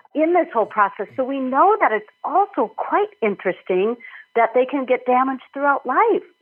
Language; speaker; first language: English; native; English